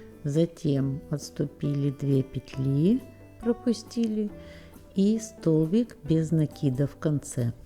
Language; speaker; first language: Russian; native; Russian